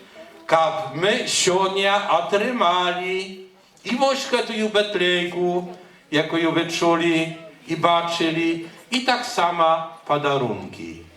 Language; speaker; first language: Polish; non-native, learner; Belarusian